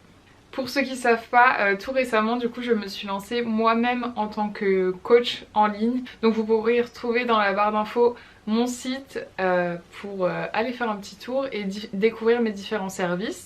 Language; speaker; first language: French; native; French